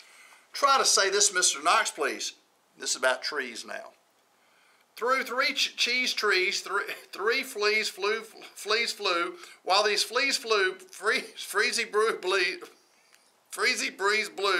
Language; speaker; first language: English; native; English